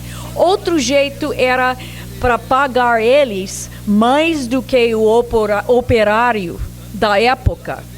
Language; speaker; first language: Portuguese; non-native, fluent; English